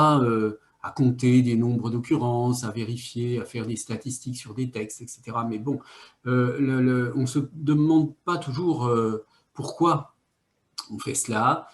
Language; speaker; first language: French; native; French